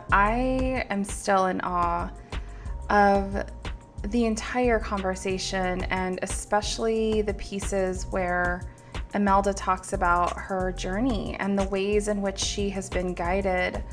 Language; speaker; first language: English; early bilingual, other home language; Filipino